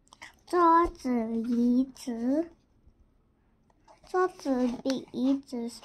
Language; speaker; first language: Chinese; non-native, learner; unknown